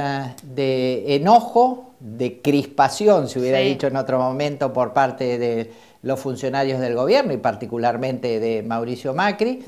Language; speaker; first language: Spanish; native; Spanish